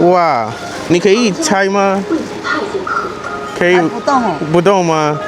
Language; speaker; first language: Chinese; non-native, learner; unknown